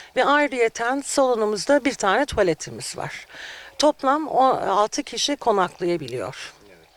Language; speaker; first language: Turkish; native; Turkish